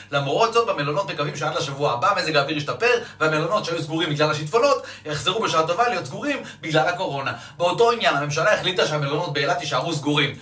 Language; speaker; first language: Hebrew; native; Hebrew